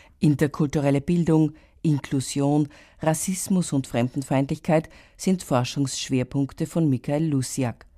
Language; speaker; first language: German; native; German